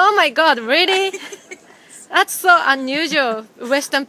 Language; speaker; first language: English; non-native, fluent; Japanese